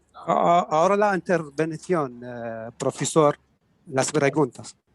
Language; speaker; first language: Spanish; non-native, learner; Arabic